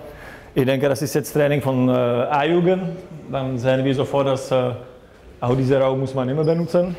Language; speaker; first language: German; non-native, fluent; Czech